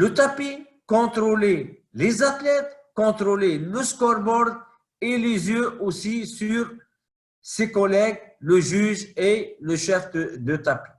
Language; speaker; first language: French; non-native, fluent; Arabic